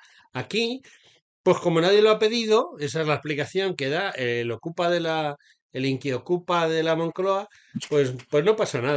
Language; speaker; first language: Spanish; native; Spanish